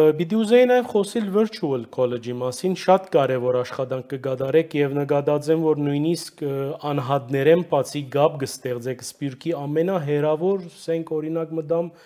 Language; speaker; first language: Armenian; early bilingual, heritage; Armenian